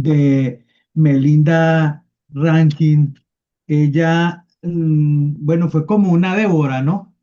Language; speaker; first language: Spanish; native; Spanish